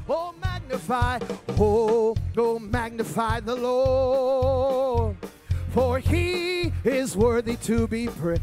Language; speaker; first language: English; early bilingual, other home language; Spanish